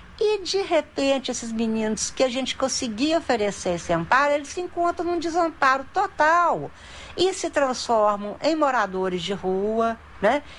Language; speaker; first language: Portuguese; native; Portuguese